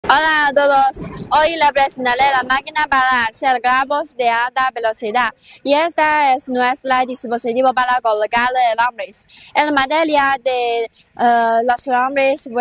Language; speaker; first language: Spanish; non-native, learner; Chinese